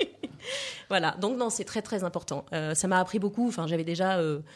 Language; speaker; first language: French; native; French